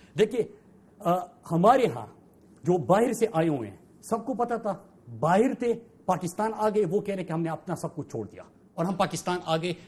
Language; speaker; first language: Urdu; non-native, local second language; Pashto